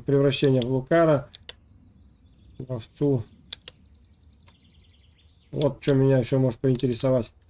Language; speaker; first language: Russian; native; Russian